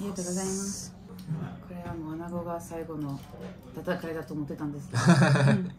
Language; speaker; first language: Japanese; non-native, fluent; French